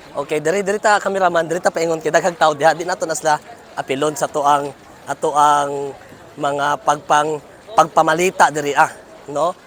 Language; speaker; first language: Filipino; non-native, local second language; Cebuano